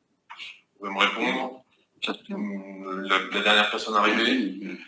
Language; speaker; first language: French; native; French